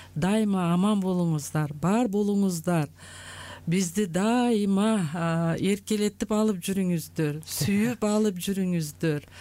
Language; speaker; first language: Kyrgyz; non-native, local second language; Uzbek